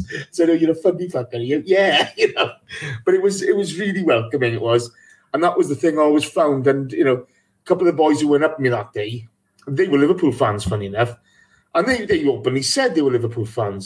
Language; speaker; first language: English; native; English